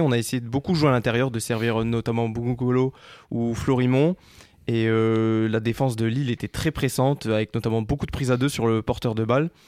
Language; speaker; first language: French; native; French